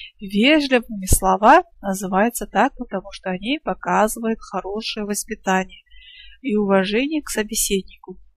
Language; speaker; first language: Russian; non-native, local second language; Kazakh